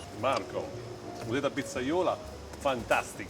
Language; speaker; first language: Russian; non-native, learner; Italian